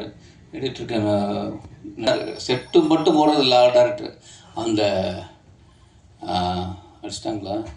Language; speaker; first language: Tamil; native; Tamil